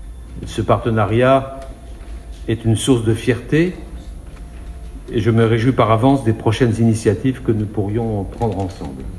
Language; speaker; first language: French; native; French